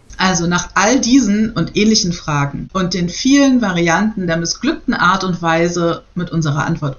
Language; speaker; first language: German; native; German